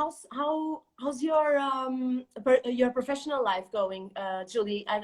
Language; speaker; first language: English; non-native, fluent; Portuguese